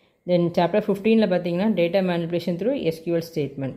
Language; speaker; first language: English; non-native, local second language; Tamil